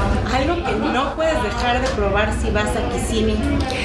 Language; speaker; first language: Spanish; native; Spanish